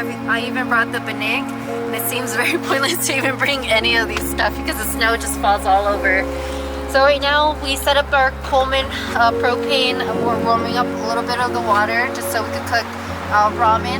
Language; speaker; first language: English; native; English